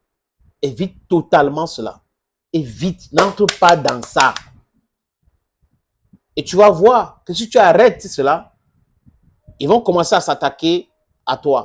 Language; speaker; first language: French; non-native, local second language; English